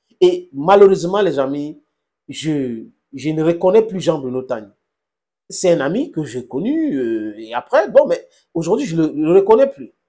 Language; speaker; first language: French; non-native, local second language; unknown